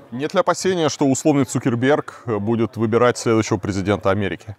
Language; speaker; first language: Russian; native; Russian